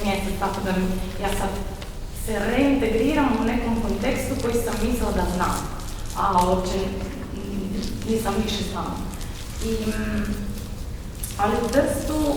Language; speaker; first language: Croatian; non-native, fluent; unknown